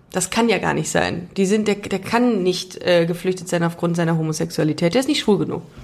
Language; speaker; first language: German; native; German